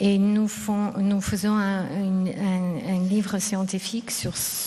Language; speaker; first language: French; non-native, fluent; Russian